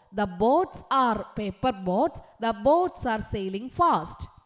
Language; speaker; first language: English; non-native, local second language; Malayalam